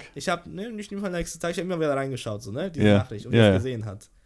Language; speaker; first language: German; early bilingual, other home language; Polish